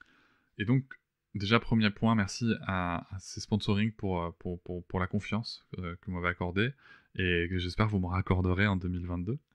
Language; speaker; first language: French; native; French